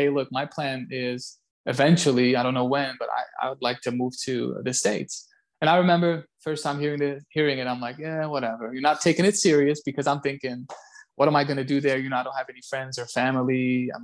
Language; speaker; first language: English; non-native, fluent; Turkish